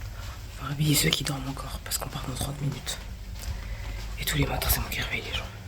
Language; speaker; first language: French; native; French